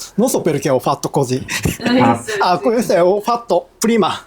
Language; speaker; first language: Italian; non-native, learner; Japanese